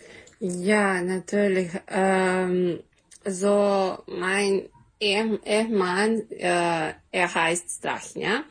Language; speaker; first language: German; non-native, learner; Serbian